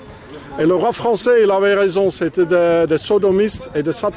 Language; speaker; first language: French; non-native, fluent; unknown